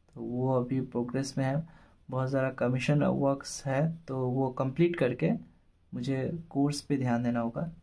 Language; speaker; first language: Hindi; non-native, local second language; Bangla